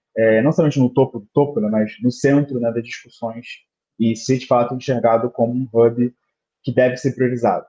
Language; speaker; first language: Portuguese; native; Portuguese